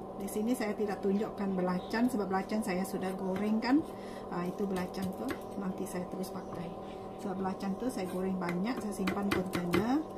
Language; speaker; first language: Malay; non-native, local second language; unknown